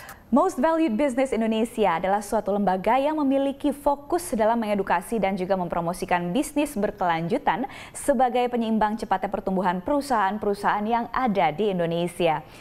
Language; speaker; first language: Indonesian; native; Indonesian